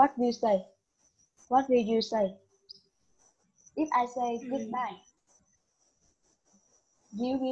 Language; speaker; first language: English; non-native, learner; Vietnamese